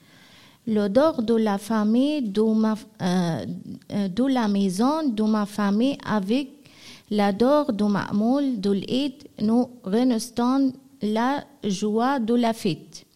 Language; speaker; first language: French; non-native, learner; Arabic